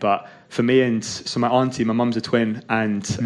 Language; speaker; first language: English; native; English